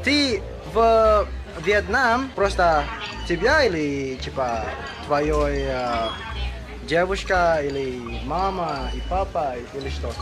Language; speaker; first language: Russian; non-native, learner; Indonesian